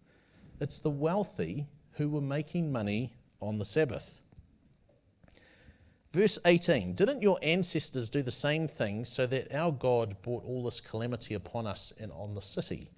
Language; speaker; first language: English; native; English